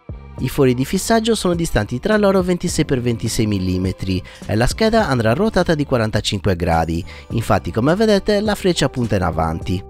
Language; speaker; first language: Italian; native; Italian